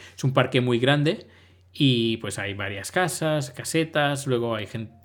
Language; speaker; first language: Spanish; native; Spanish